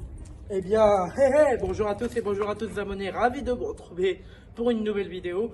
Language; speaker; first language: French; native; French